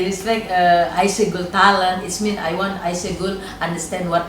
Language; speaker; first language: English; non-native, local second language; Indonesian